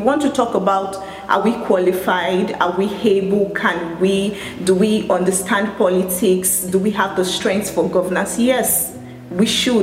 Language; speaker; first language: English; non-native, local second language; Yoruba